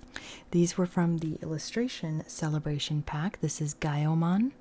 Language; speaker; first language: English; native; English